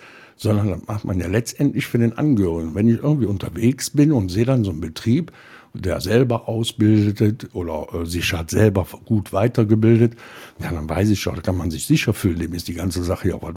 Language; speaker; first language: German; native; German